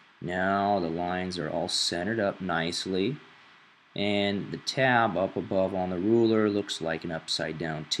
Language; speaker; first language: English; native; English